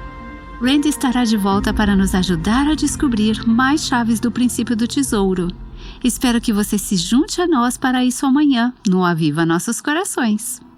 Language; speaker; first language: Portuguese; native; Portuguese